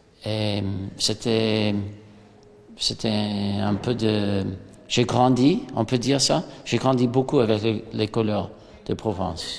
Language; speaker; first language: French; non-native, fluent; English